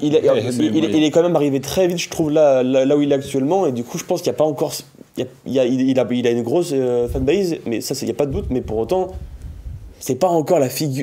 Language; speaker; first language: French; native; French